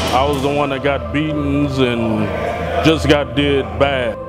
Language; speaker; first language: English; native; English